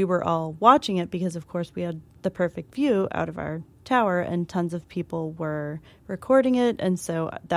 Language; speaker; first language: English; native; English